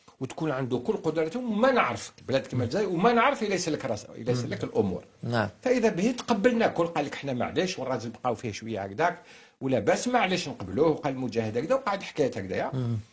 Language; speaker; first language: Arabic; native; Arabic